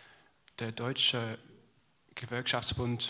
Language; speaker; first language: German; non-native, learner; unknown